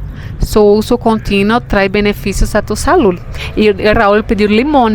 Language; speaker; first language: Spanish; non-native, fluent; Portuguese